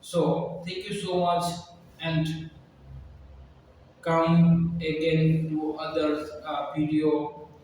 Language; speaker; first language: English; non-native, learner; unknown